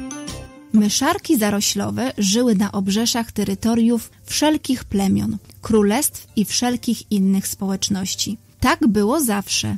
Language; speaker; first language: Polish; native; Polish